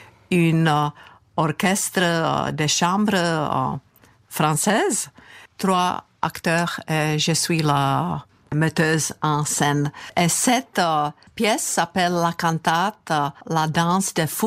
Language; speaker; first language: French; non-native, fluent; Czech